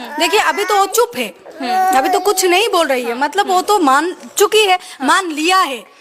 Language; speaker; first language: Hindi; non-native, fluent; Bangla